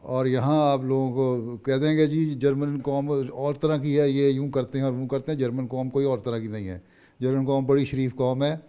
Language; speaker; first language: Urdu; native; Urdu